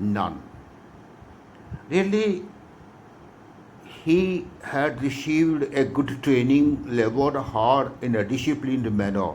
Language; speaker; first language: English; non-native, local second language; Odia